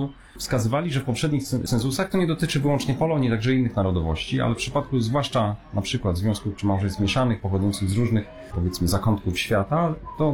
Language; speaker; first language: Polish; native; Polish